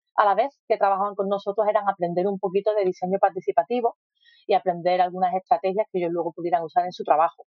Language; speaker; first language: Spanish; native; Spanish